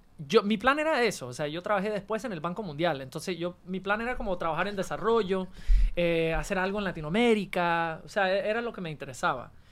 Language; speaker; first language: Spanish; non-native, fluent; English